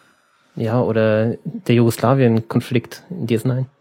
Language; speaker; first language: German; native; German